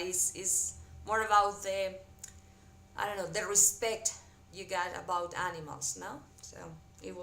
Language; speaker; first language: English; non-native, fluent; Spanish